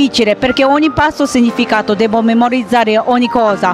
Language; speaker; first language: Italian; non-native, learner; Japanese